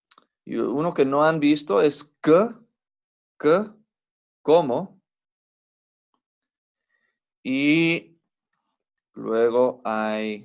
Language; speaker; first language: Spanish; non-native, fluent; English